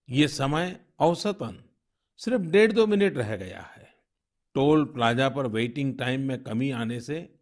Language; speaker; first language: Hindi; non-native, local second language; Gujarati